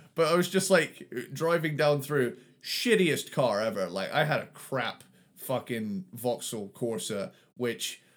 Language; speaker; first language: English; native; English